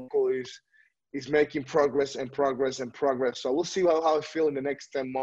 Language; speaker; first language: English; non-native, fluent; Spanish